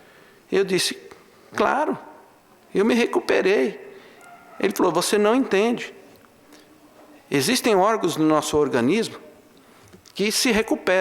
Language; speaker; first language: Portuguese; native; Portuguese